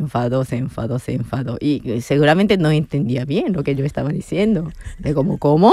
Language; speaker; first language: Spanish; non-native, fluent; Japanese